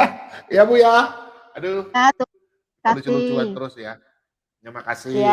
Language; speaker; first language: Indonesian; native; Indonesian